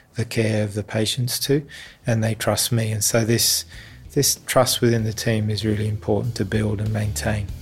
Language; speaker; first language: English; native; English